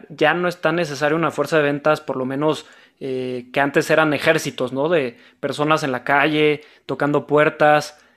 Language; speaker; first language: Spanish; native; Spanish